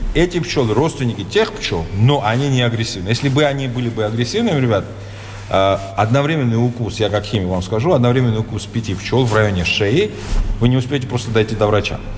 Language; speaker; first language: Russian; non-native, local second language; Georgian